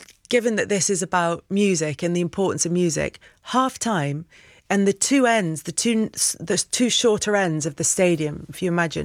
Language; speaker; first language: English; native; English